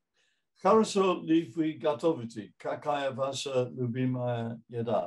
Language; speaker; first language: Russian; non-native, fluent; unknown